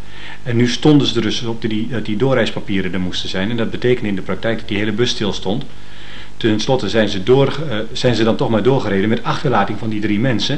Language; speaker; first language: Dutch; native; Dutch